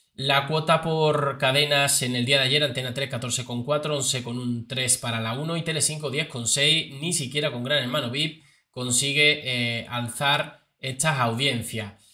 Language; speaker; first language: Spanish; native; Spanish